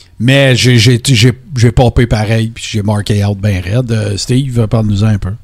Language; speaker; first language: French; native; French